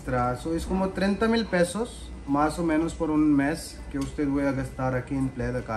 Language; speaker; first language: Spanish; non-native, learner; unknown